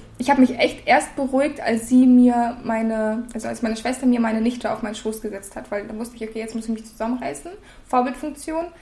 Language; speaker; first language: German; early bilingual, other home language; Russian